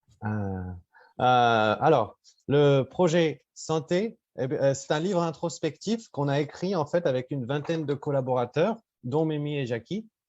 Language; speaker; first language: French; native; French